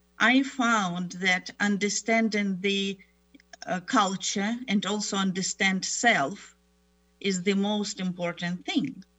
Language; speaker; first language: English; non-native, fluent; Russian